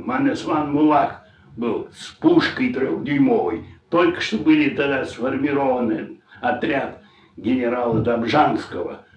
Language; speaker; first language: Russian; native; Russian